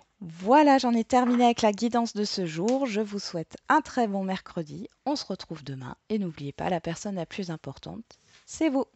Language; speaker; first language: French; native; French